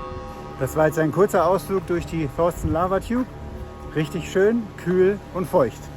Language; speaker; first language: German; native; German